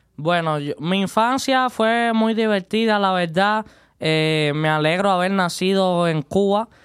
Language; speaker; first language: Spanish; native; Spanish